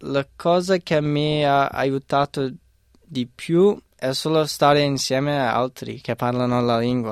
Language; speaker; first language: Italian; non-native, fluent; English